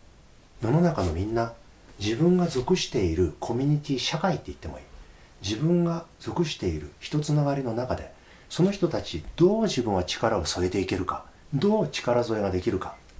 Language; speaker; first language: Japanese; native; Japanese